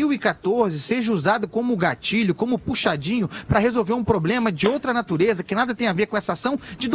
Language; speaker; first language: Portuguese; native; Portuguese